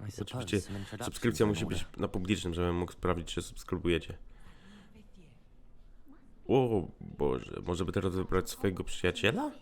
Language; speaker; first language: Polish; native; Polish